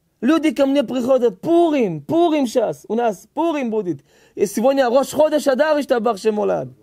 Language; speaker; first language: Russian; early bilingual, heritage; Hebrew